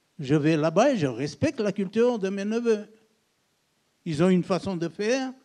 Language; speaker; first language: French; non-native, local second language; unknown